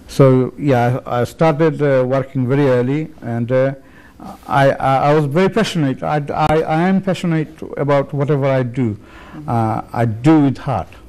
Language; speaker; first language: English; native; English